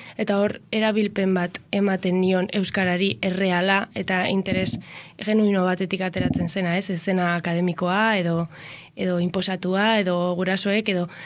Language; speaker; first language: Basque; non-native, local second language; Spanish